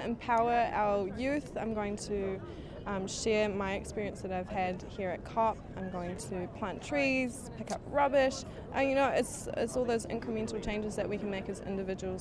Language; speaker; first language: English; native; English